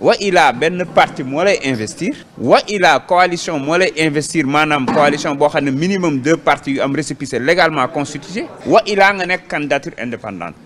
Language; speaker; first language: French; non-native, local second language; Wolof